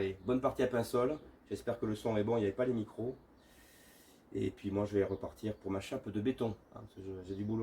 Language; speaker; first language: French; native; French